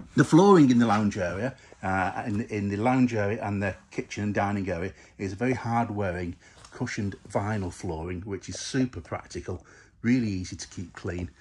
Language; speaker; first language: English; native; English